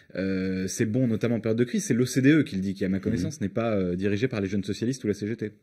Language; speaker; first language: French; native; French